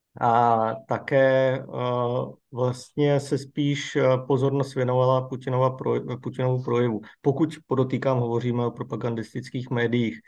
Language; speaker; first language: Czech; native; Czech